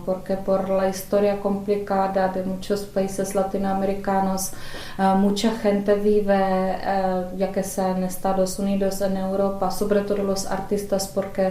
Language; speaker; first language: Spanish; non-native, fluent; Czech